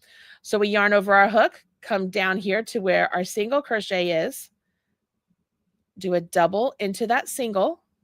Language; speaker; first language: English; native; English